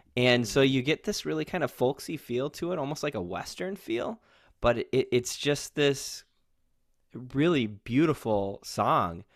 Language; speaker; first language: English; native; English